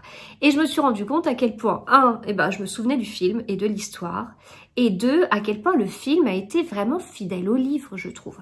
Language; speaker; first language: French; native; French